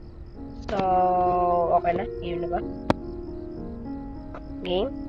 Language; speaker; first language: Filipino; native; Filipino